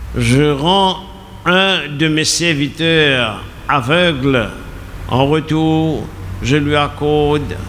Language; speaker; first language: French; non-native, local second language; Morisyen